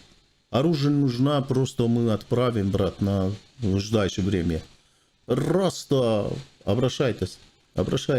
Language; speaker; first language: Russian; non-native, fluent; Armenian